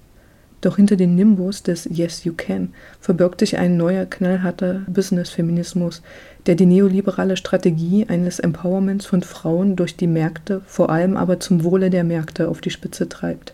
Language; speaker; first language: German; native; German